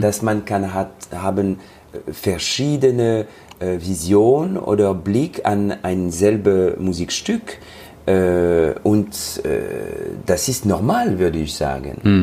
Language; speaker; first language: German; non-native, learner; French